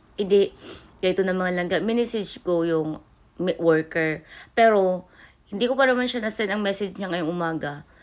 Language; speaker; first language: Filipino; non-native, local second language; Cebuano